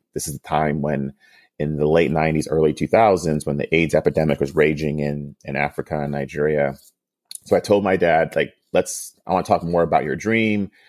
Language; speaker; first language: English; early bilingual, other home language; Yoruba